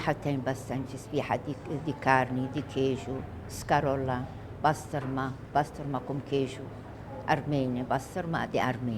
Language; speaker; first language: Portuguese; non-native, learner; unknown